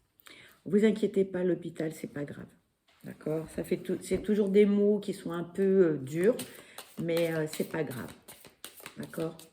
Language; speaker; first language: French; native; French